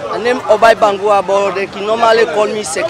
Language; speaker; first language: English; non-native, local second language; Krio